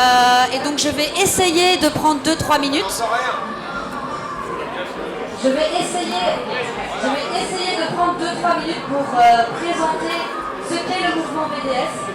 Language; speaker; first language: French; native; French